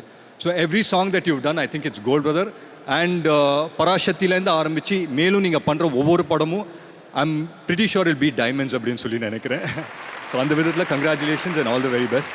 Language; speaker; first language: Tamil; native; Tamil